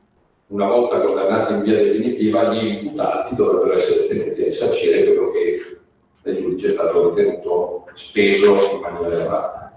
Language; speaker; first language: Italian; native; Italian